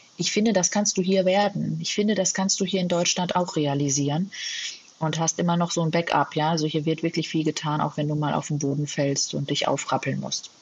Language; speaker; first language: German; native; German